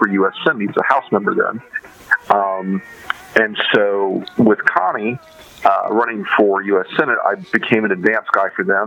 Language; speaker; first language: English; native; English